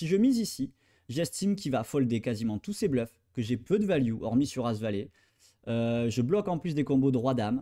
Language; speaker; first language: French; native; French